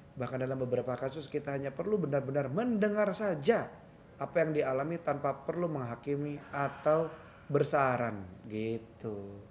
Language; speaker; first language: Indonesian; native; Indonesian